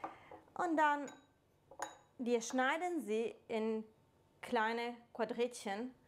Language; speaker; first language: German; non-native, fluent; Italian